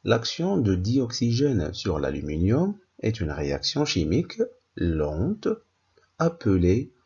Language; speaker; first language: French; non-native, local second language; Arabic